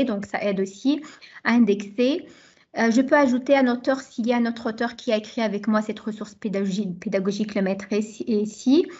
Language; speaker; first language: French; non-native, local second language; Arabic